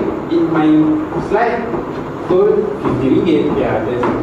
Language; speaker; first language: English; non-native, fluent; Malay